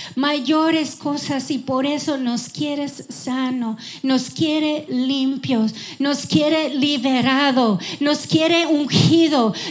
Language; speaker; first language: Spanish; non-native, fluent; English